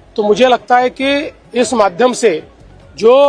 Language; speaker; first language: Hindi; non-native, local second language; Marathi